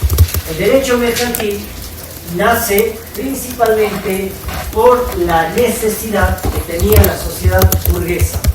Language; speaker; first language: Spanish; native; Spanish